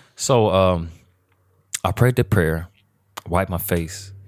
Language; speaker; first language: English; native; English